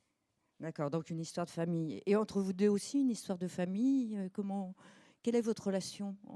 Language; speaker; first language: French; native; French